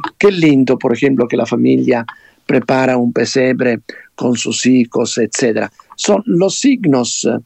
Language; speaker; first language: Spanish; non-native, fluent; Italian